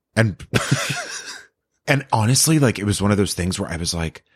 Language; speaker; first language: English; native; English